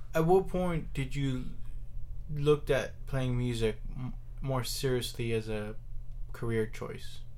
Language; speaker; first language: English; native; English